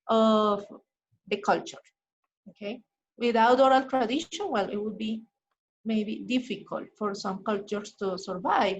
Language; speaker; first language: English; non-native, fluent; Spanish